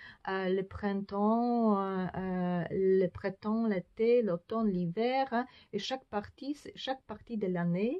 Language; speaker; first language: French; non-native, fluent; Polish